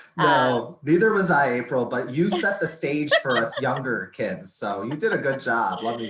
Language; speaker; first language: English; native; English